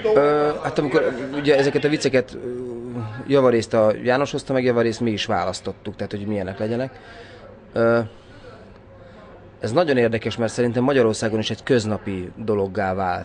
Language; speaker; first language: Hungarian; native; Hungarian